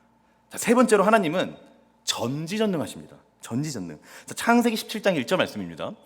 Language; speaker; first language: Korean; native; Korean